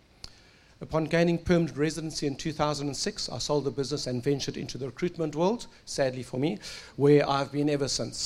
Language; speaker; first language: English; native; English